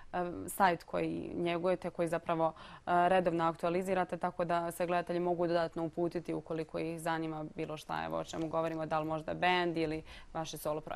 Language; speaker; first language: Bosnian; native; Bosnian